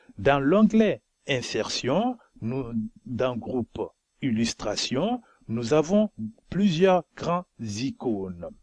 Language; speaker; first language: French; non-native, local second language; Bambara